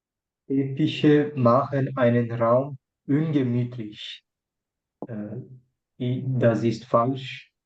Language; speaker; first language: German; non-native, learner; Portuguese